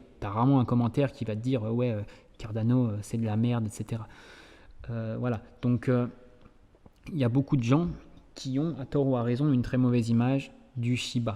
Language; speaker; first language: French; native; French